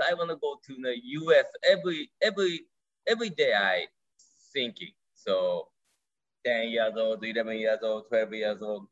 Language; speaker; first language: English; non-native, learner; Japanese